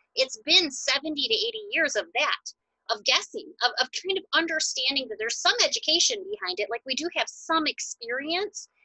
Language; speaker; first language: English; native; English